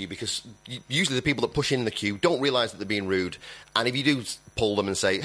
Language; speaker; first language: English; native; English